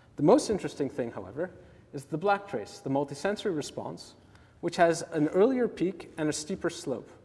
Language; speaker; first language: English; native; English